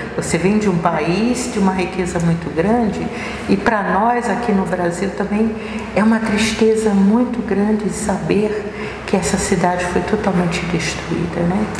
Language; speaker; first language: Portuguese; native; Portuguese